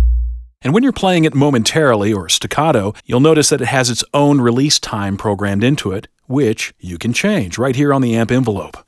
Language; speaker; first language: English; native; English